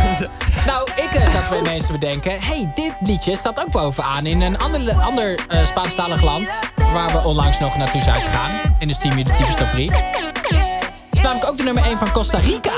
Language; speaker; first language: Dutch; native; Dutch